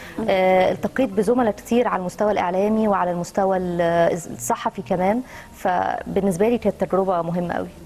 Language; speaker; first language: Arabic; native; Arabic